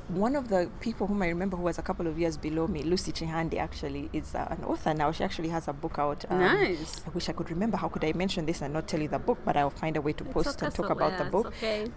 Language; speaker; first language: English; non-native, local second language; Ganda